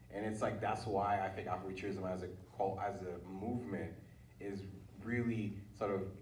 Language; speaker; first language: English; early bilingual, other home language; Haitian Creole